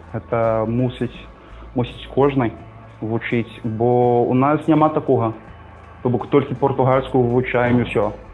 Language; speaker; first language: Belarusian; non-native, fluent; Portuguese